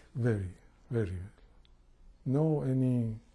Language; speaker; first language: English; non-native, learner; Persian